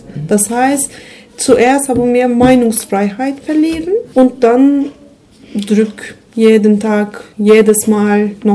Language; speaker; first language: German; non-native, learner; Turkish